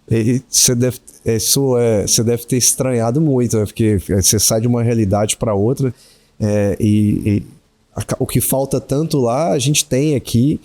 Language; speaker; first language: Portuguese; native; Portuguese